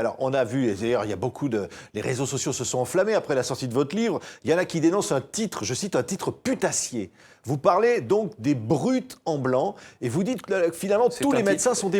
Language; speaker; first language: French; native; French